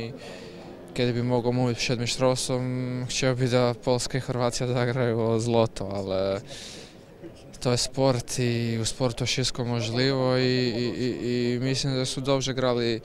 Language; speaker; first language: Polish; non-native, learner; Croatian